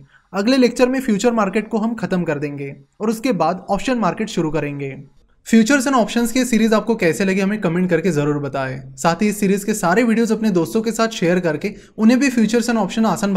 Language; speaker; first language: Hindi; non-native, local second language; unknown